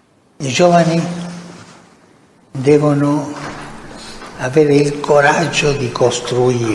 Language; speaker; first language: Italian; non-native, fluent; Spanish